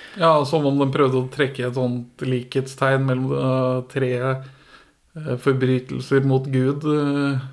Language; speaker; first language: Norwegian; early bilingual, other home language; Persian